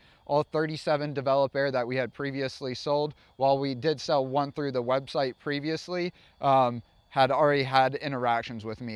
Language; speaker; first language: English; native; English